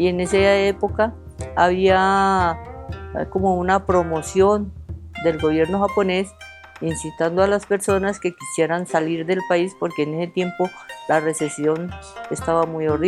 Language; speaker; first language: Spanish; early bilingual, other home language; Japanese